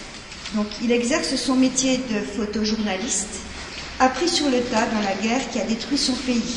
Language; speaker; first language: French; native; French